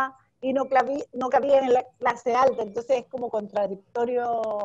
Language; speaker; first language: Spanish; native; Spanish